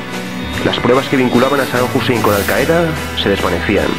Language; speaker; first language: Spanish; native; Spanish